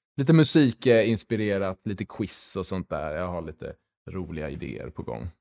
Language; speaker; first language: Swedish; early bilingual, heritage; Swedish